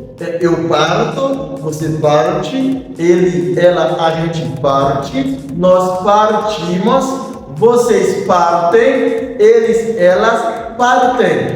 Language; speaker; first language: Portuguese; non-native, fluent; Haitian Creole